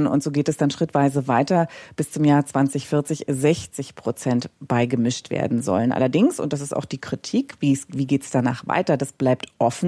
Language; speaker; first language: German; native; German